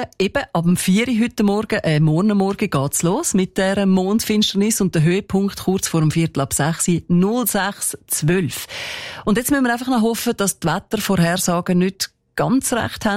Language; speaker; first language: German; native; German